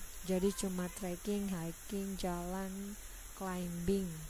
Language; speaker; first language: English; non-native, learner; Indonesian